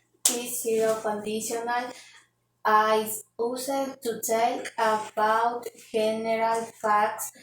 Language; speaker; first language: English; non-native, learner; Spanish